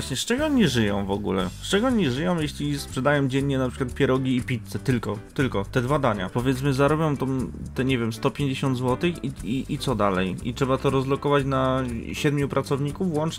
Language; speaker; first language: Polish; native; Polish